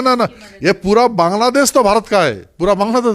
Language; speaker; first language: Hindi; non-native, local second language; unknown